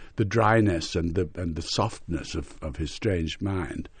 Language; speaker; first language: English; native; English